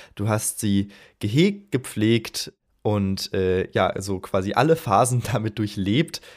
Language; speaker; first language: German; native; German